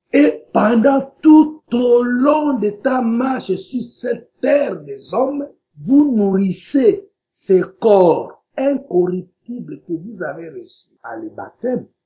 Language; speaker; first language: French; non-native, local second language; Lingala